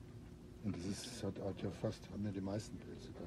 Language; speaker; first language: German; native; German